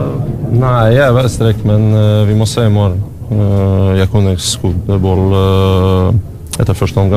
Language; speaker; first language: Norwegian; non-native, learner; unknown